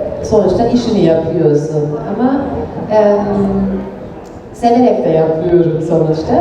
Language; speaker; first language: Turkish; early bilingual, heritage; Turkish